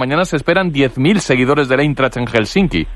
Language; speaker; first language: Spanish; native; Spanish